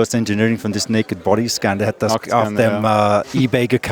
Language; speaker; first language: German; non-native, learner; English